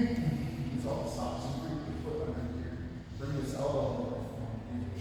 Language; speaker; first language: English; native; English